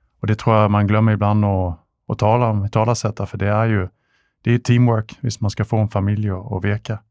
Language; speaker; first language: Swedish; native; Swedish